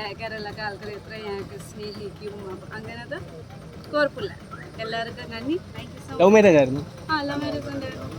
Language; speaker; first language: Malayalam; non-native, learner; Nepali